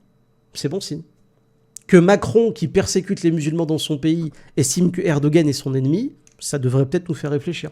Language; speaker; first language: French; native; French